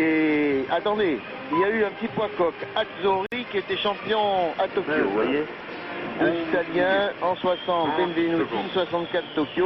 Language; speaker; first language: French; native; French